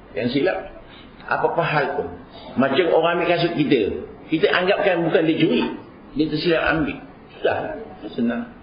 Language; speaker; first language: Malay; native; Malay